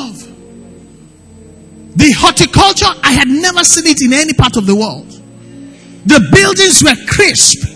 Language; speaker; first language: English; non-native, local second language; Yoruba